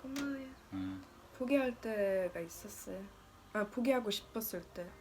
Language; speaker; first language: Korean; non-native, learner; Swedish